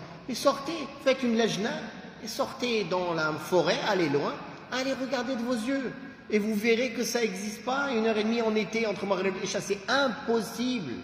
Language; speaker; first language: French; native; French